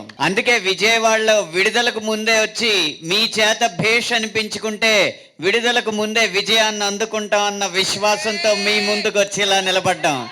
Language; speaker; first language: Telugu; native; Telugu